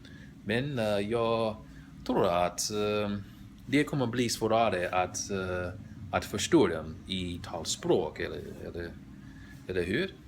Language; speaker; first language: Swedish; non-native, learner; English